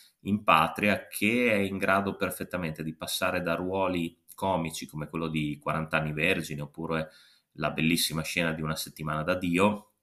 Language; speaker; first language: Italian; native; Italian